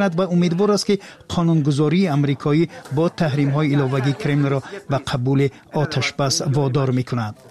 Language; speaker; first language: Tajik; native; Tajik